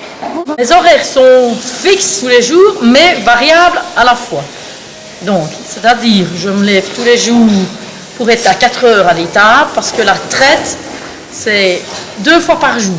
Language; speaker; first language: French; native; French